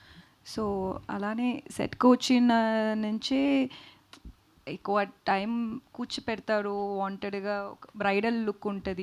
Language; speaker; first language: Telugu; non-native, fluent; Tamil